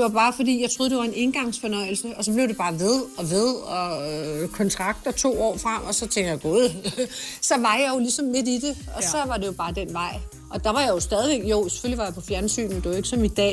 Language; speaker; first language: Danish; native; Danish